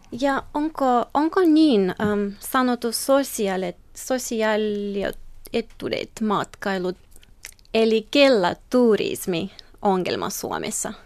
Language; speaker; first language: Finnish; non-native, learner; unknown